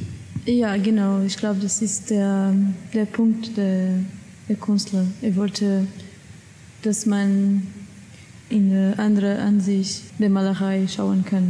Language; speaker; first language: German; non-native, learner; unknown